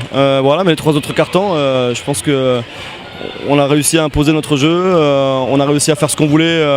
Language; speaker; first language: French; native; French